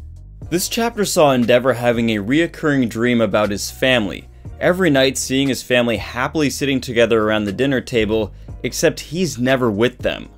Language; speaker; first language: English; native; English